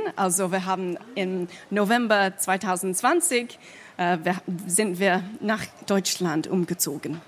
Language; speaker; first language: German; non-native, fluent; English